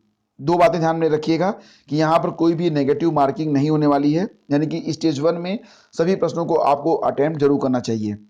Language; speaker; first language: Hindi; native; Hindi